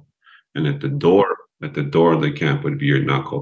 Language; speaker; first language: English; early bilingual, other home language; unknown